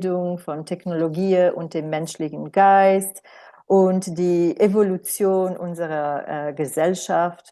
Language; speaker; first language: German; non-native, fluent; Romanian